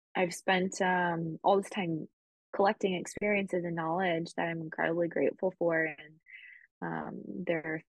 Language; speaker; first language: English; early bilingual, other home language; Spanish